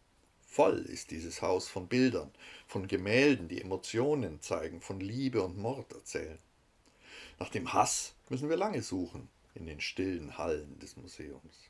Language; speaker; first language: German; native; German